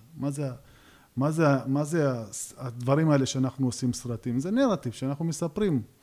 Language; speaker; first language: Hebrew; early bilingual, other home language; Georgian